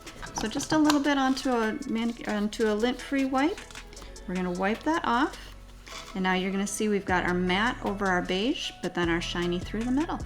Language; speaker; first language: English; native; English